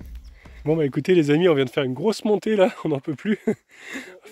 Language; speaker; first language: French; native; French